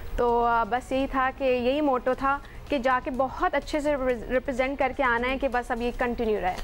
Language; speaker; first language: Urdu; native; Urdu